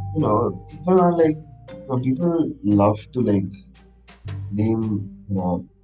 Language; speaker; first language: English; non-native, local second language; Malayalam